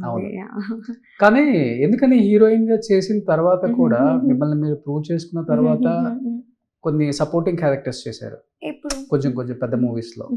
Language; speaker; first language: Telugu; native; Telugu